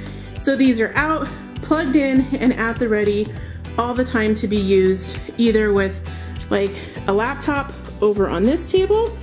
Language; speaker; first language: English; native; English